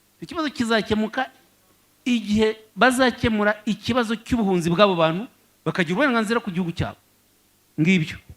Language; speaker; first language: Kinyarwanda; native; Kinyarwanda